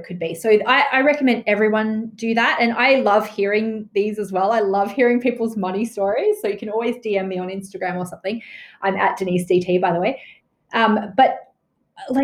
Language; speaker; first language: English; native; English